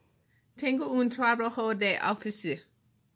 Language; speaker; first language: Spanish; non-native, learner; English